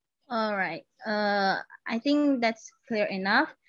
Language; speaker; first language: English; non-native, learner; Indonesian